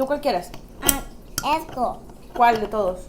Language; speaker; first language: Spanish; early bilingual, heritage; Spanish